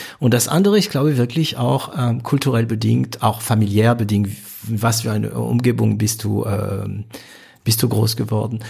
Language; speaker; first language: German; non-native, fluent; French